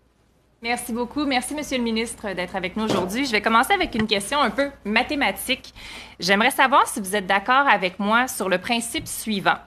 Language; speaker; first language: French; native; French